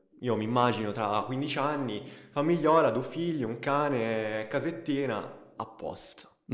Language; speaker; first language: Italian; early bilingual, other home language; Russian